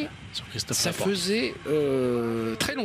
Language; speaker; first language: French; native; French